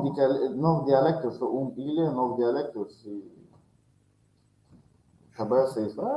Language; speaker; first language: Portuguese; non-native, learner; Russian